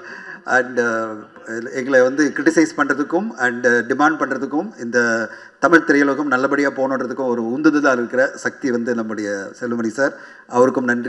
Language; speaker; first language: Tamil; native; Tamil